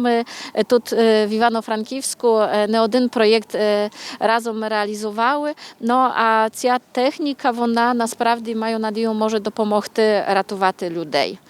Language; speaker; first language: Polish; non-native, learner; Ukrainian